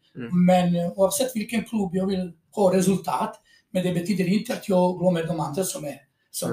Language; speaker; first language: Swedish; non-native, fluent; Croatian